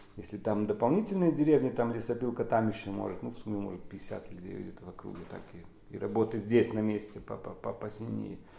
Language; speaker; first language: Russian; non-native, local second language; Polish